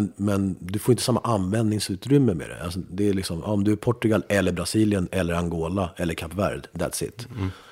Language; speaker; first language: Swedish; early bilingual, other home language; Spanish